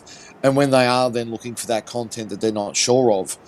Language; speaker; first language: English; native; English